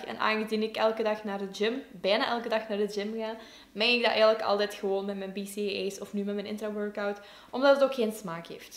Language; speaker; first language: Dutch; native; Dutch